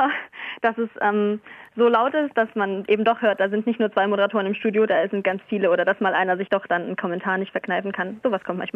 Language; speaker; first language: German; native; German